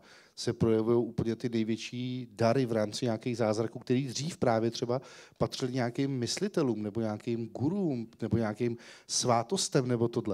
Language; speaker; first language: Czech; native; Czech